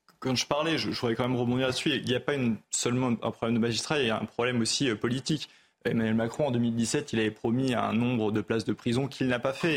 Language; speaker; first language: French; native; French